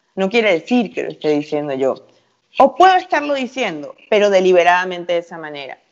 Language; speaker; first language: Spanish; native; Spanish